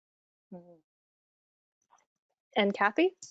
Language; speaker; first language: English; native; English